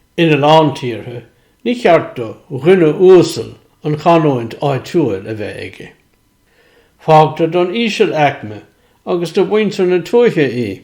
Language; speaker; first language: Irish; non-native, fluent; Swiss German